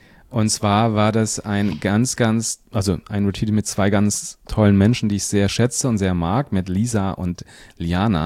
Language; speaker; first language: German; native; German